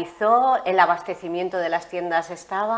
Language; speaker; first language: Spanish; native; Spanish